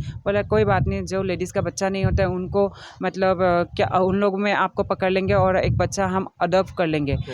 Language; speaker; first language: Hindi; non-native, local second language; Assamese